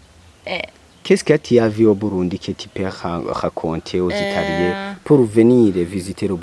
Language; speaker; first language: French; non-native, local second language; Rundi